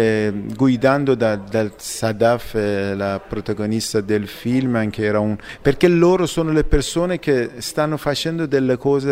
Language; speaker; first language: Italian; non-native, fluent; Persian